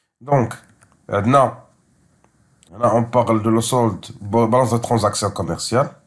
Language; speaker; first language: French; non-native, local second language; Arabic